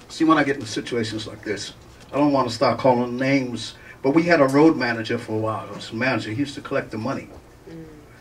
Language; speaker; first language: English; native; English